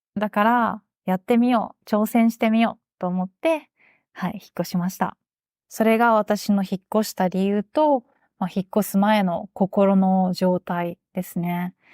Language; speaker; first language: Japanese; native; Japanese